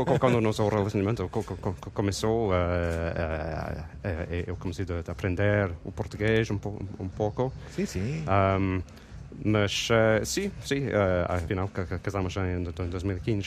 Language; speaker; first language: Portuguese; non-native, learner; English